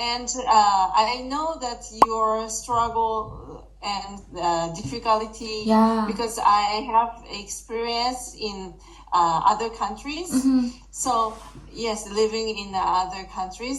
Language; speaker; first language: English; non-native, fluent; Japanese